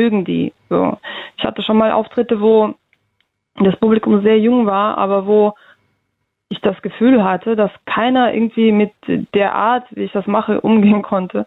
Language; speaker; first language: German; early bilingual, other home language; Russian